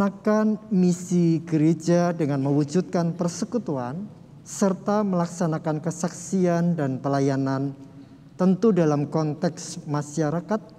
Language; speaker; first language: Indonesian; native; Indonesian